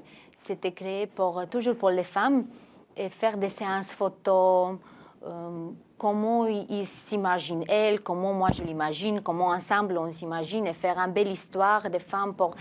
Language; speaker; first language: French; non-native, fluent; Romanian